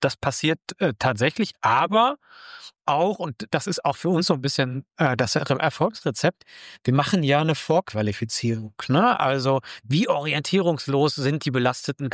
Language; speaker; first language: German; native; German